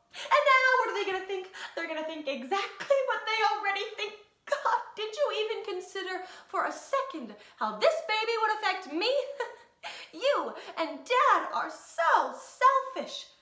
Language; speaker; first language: English; native; English